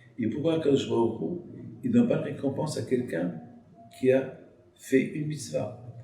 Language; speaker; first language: French; non-native, local second language; Arabic